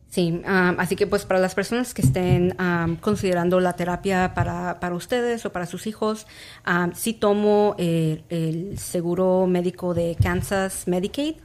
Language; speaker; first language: Spanish; early bilingual, heritage; Spanish